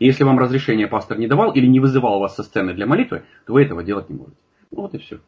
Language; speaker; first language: Russian; native; Russian